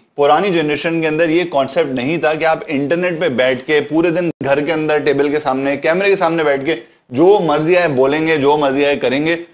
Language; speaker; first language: Urdu; native; Urdu